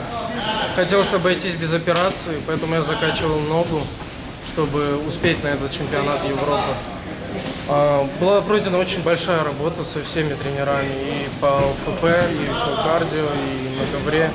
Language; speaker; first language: Russian; native; Russian